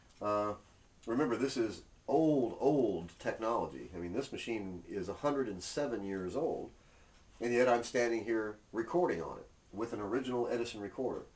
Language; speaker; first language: English; native; English